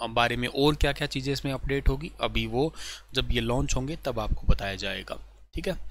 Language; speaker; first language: Hindi; native; Hindi